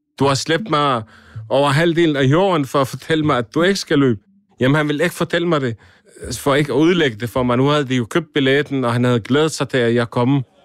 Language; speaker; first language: Danish; early bilingual, other home language; Arabic